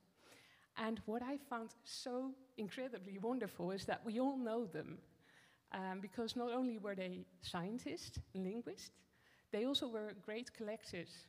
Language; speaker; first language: English; non-native, fluent; Dutch